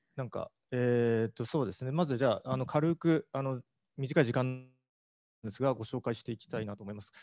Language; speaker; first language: Japanese; native; Japanese